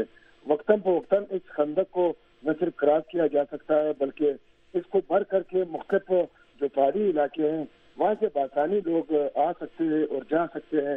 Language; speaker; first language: Urdu; native; Urdu